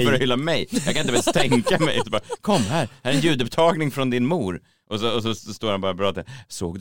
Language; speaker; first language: Swedish; native; Swedish